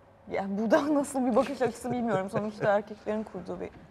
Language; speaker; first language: Turkish; native; Turkish